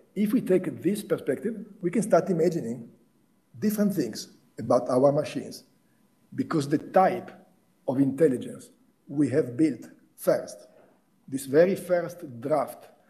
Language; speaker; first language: English; non-native, fluent; Italian